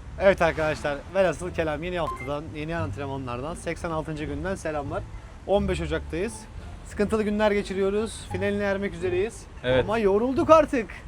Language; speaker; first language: Turkish; native; Turkish